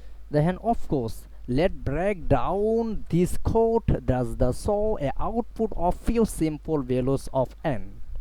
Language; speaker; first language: English; non-native, local second language; Bangla